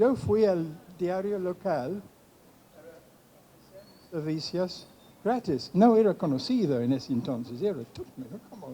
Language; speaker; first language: Spanish; non-native, fluent; English